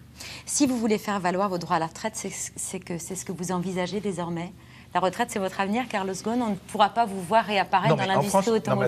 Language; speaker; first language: French; native; French